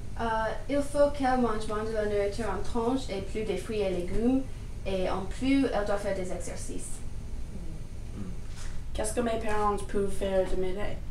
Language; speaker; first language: French; non-native, learner; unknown